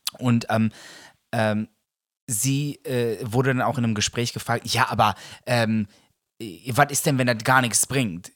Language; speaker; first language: German; early bilingual, other home language; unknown